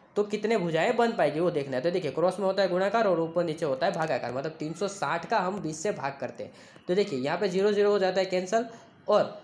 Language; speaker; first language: Hindi; non-native, local second language; Gujarati